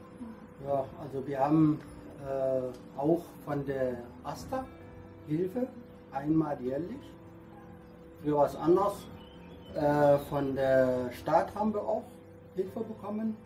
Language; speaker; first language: German; non-native, learner; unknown